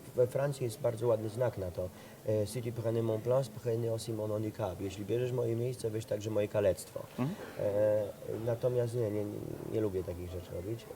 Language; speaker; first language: Polish; native; Polish